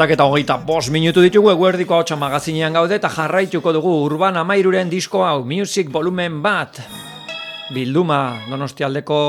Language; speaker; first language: Basque; native; Basque